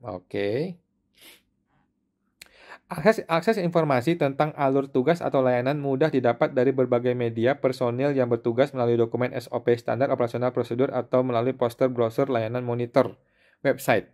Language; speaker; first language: Indonesian; native; Indonesian